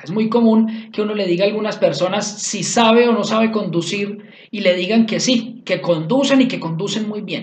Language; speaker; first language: Spanish; native; Spanish